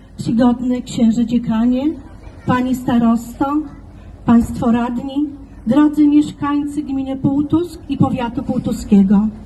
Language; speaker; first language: Polish; native; Polish